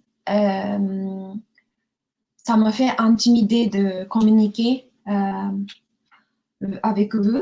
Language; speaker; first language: French; non-native, learner; Japanese